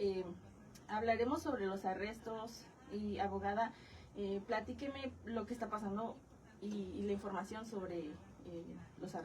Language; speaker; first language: Spanish; native; Spanish